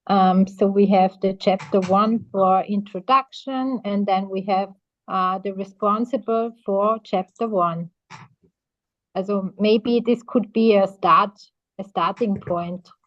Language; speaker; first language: English; non-native, fluent; German